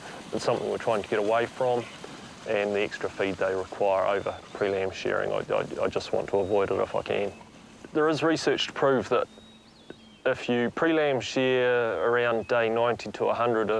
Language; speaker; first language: English; native; English